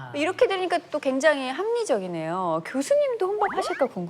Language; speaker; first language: Korean; native; Korean